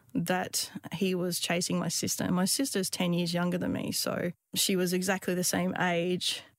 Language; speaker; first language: English; native; English